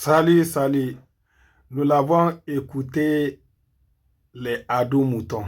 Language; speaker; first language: French; non-native, local second language; Hausa